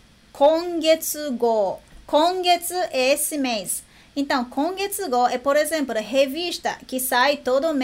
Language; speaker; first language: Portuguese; non-native, fluent; Japanese